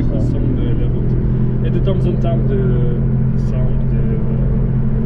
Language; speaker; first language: French; non-native, learner; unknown